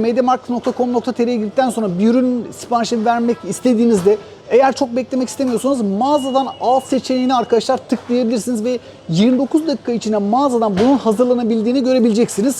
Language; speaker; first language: Turkish; native; Turkish